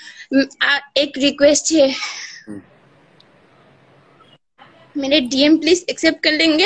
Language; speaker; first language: Hindi; non-native, learner; Bangla